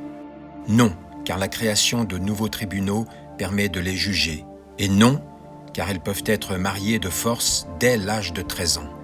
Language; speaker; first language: French; native; French